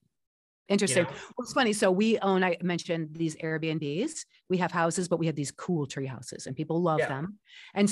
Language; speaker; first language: English; native; English